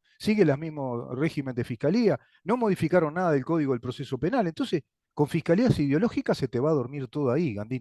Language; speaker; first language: Spanish; native; Spanish